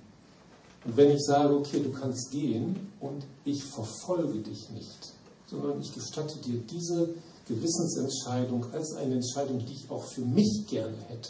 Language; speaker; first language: German; native; German